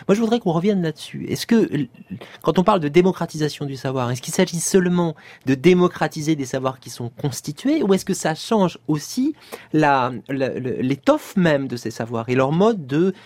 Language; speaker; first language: French; native; French